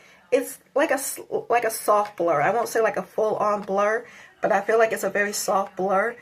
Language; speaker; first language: English; native; English